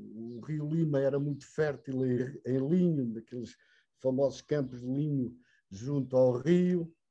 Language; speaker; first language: Portuguese; native; Portuguese